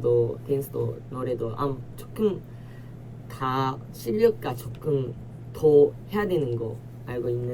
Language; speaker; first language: Korean; non-native, learner; Japanese